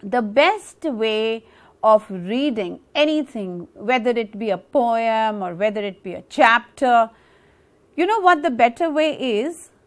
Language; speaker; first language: English; non-native, local second language; Punjabi